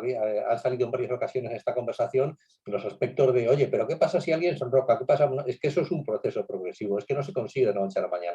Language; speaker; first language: Spanish; native; Spanish